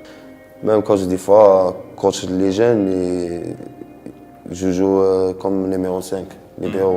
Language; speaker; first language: French; non-native, local second language; Arabic